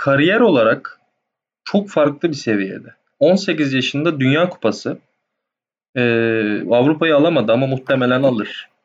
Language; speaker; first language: Turkish; native; Turkish